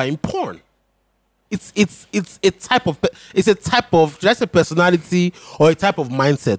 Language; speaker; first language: English; non-native, local second language; Yoruba